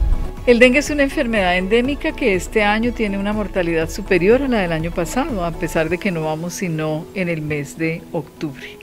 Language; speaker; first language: Spanish; native; Spanish